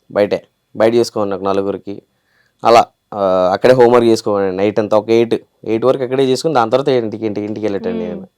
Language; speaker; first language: Telugu; native; Telugu